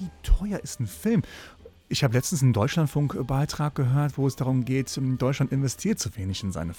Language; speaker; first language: German; native; German